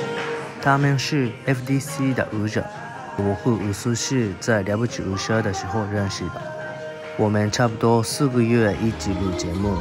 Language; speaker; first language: Chinese; non-native, fluent; Japanese